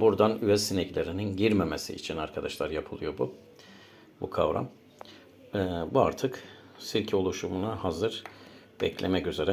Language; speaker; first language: Turkish; native; Turkish